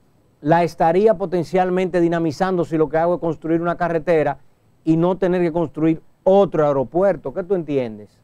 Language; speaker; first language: Spanish; native; Spanish